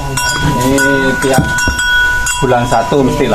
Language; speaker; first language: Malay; non-native, local second language; Javanese